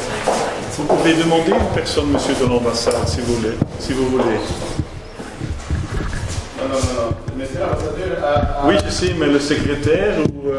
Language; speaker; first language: French; non-native, fluent; Dutch